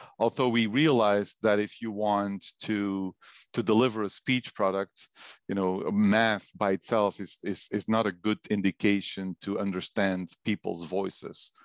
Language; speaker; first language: English; non-native, fluent; Dutch